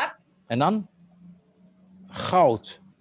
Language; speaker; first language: Dutch; non-native, fluent; Indonesian